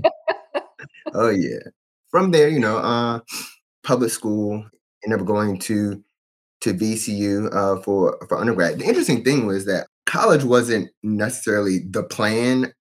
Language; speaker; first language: English; native; English